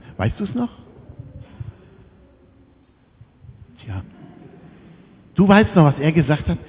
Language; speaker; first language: German; native; German